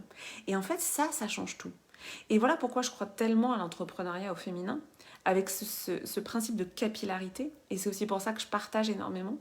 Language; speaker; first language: French; native; French